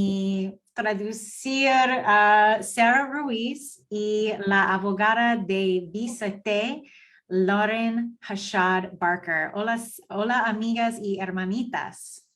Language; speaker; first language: Spanish; non-native, learner; English